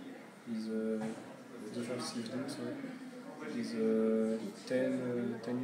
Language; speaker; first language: English; non-native, learner; French